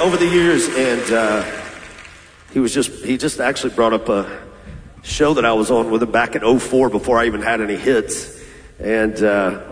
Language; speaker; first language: English; native; English